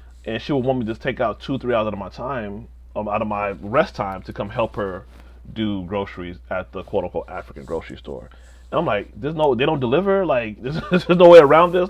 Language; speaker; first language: English; native; English